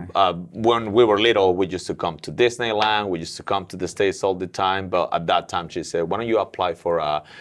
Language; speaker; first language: English; non-native, fluent; Spanish